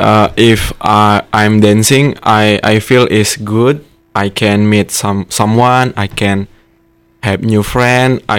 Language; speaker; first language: English; non-native, learner; Indonesian